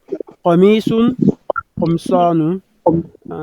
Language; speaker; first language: Arabic; non-native, fluent; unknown